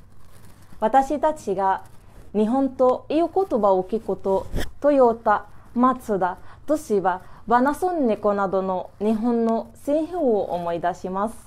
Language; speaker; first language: Japanese; non-native, learner; Arabic